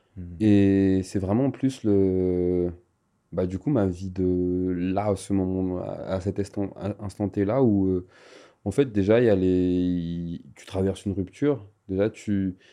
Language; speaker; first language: French; non-native, local second language; Malagasy